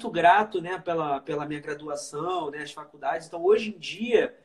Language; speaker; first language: Portuguese; native; Portuguese